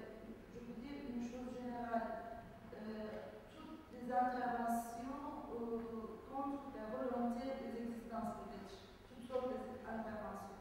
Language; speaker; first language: French; non-native, fluent; Turkish